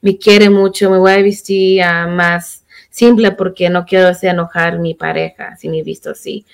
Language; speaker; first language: Spanish; early bilingual, heritage; Spanish